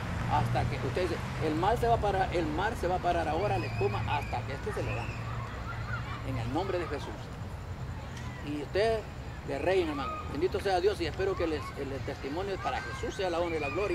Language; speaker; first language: Spanish; native; Spanish